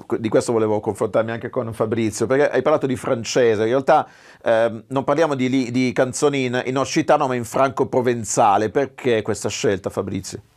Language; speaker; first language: Italian; native; Italian